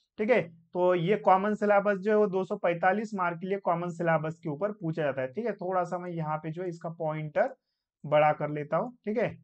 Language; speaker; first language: Hindi; non-native, local second language; Marathi